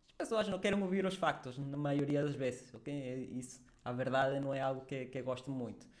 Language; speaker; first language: Portuguese; non-native, fluent; Spanish